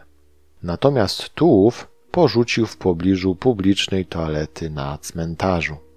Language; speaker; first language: Polish; native; Polish